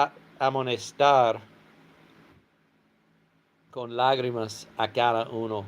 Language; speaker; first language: Spanish; non-native, fluent; English